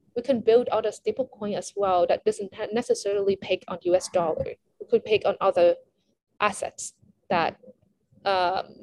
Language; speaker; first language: English; non-native, fluent; Vietnamese